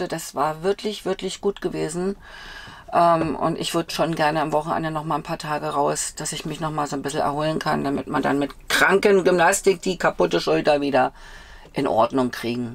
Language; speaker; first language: German; native; German